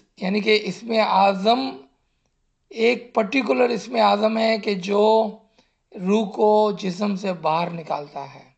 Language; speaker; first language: Urdu; non-native, local second language; Gujarati